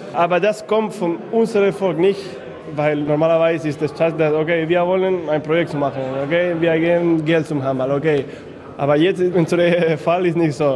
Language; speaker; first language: German; non-native, fluent; Spanish